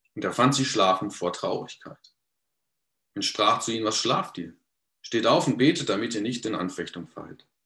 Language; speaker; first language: German; native; German